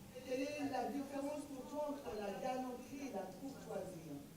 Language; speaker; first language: French; native; French